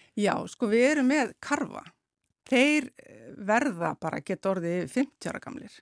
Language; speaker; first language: Icelandic; native; Icelandic